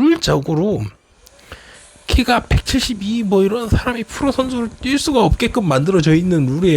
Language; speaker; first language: Korean; native; Korean